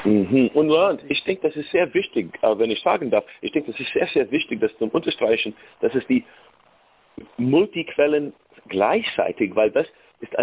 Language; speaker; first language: German; non-native, learner; English